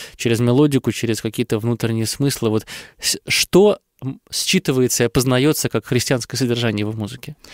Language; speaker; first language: Russian; native; Russian